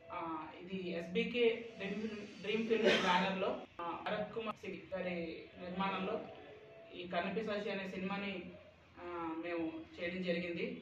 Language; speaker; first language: Telugu; native; Telugu